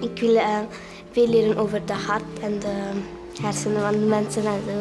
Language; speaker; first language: Dutch; non-native, local second language; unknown